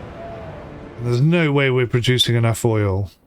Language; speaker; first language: English; native; English